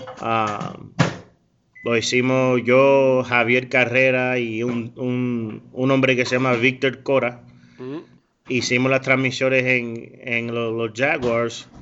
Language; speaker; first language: Spanish; early bilingual, heritage; Spanish